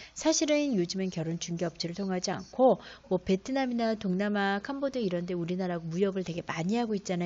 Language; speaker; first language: Korean; native; Korean